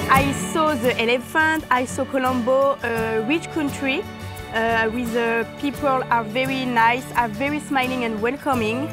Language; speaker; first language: English; non-native, learner; French